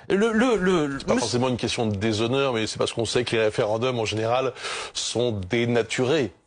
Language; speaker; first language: French; native; French